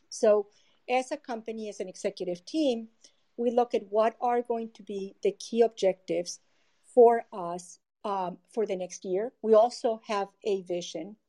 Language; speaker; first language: English; non-native, fluent; Spanish